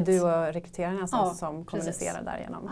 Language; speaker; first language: Swedish; native; Swedish